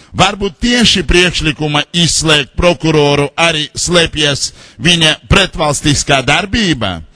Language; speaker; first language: Latvian; non-native, local second language; Russian